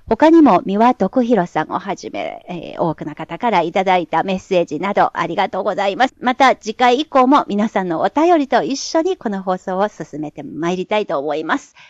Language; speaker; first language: Japanese; non-native, fluent; Chinese